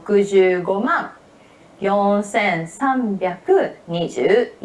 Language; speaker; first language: Japanese; non-native, learner; Indonesian